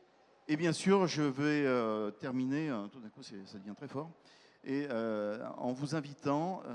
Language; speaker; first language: French; native; French